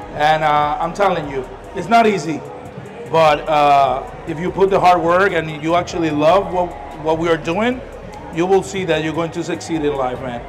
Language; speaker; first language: English; non-native, fluent; Spanish